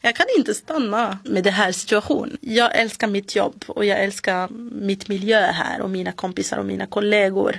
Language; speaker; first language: Swedish; non-native, fluent; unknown